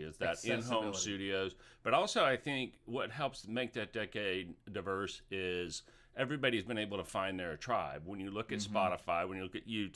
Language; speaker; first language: English; native; English